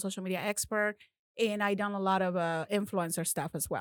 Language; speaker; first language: English; non-native, fluent; Spanish